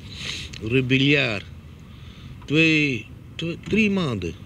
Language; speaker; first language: Dutch; non-native, local second language; Romany